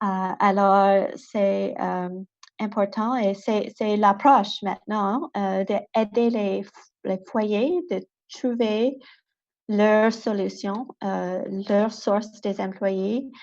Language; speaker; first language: French; non-native, local second language; English